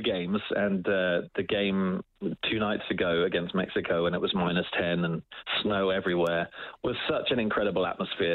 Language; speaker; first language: English; native; English